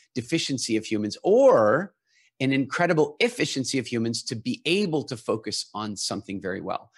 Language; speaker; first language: English; native; English